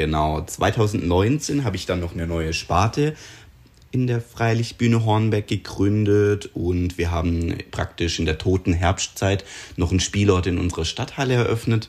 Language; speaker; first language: German; native; German